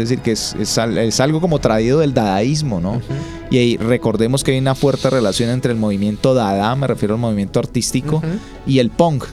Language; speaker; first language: Spanish; native; Spanish